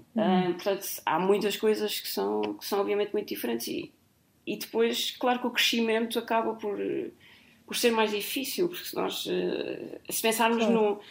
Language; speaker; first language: Portuguese; native; Portuguese